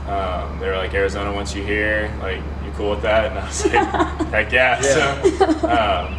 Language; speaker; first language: English; native; English